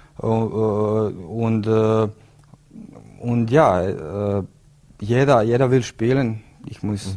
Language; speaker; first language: German; non-native, learner; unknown